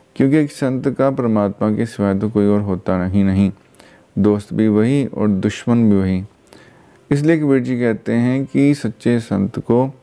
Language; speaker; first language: Hindi; non-native, local second language; Punjabi